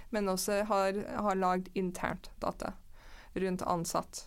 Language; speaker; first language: Norwegian; non-native, fluent; English